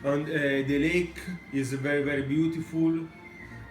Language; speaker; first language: English; non-native, learner; Italian